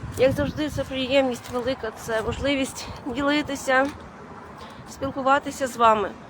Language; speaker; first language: Ukrainian; non-native, fluent; Latvian